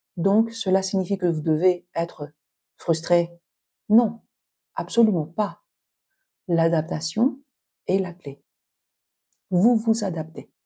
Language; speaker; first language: French; native; French